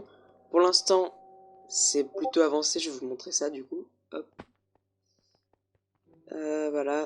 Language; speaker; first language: French; native; French